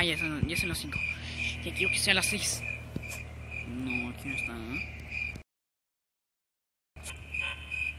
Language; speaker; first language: Spanish; native; Spanish